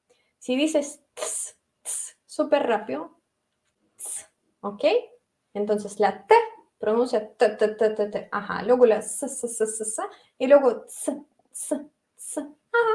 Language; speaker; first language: Spanish; non-native, fluent; Russian